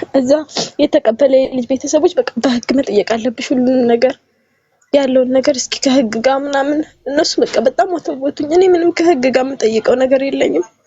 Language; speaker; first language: Amharic; native; Amharic